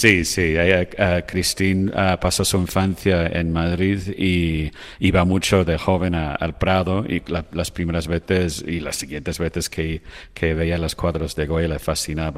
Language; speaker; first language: Spanish; non-native, fluent; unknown